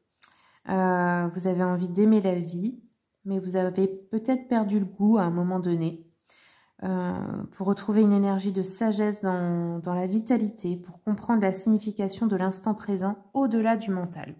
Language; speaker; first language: French; native; French